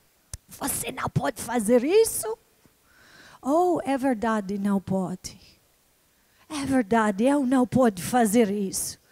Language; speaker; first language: Portuguese; non-native, fluent; English